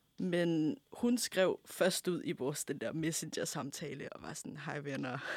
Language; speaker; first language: Danish; native; Danish